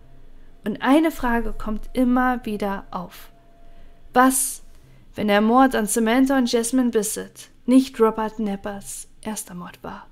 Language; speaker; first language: German; native; German